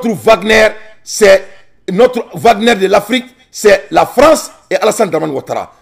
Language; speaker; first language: French; non-native, local second language; Bambara